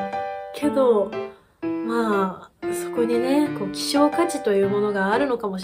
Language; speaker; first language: Japanese; native; Japanese